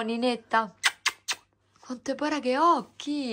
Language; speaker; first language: Italian; native; Italian